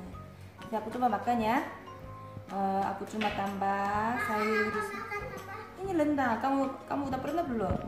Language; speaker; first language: Indonesian; non-native, fluent; Korean